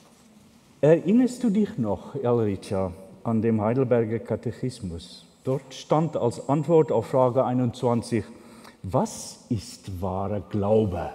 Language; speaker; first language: German; non-native, fluent; Afrikaans